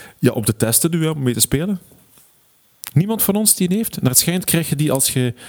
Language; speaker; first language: Dutch; native; Dutch